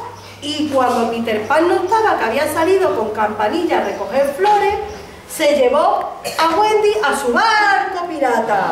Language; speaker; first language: Spanish; native; Spanish